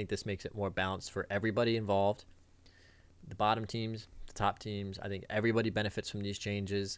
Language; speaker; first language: English; native; English